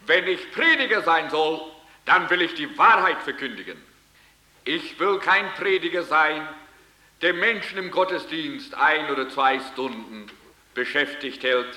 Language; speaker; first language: German; early bilingual, heritage; German